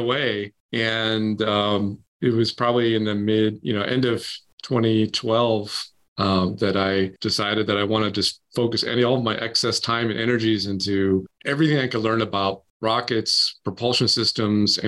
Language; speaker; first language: English; native; English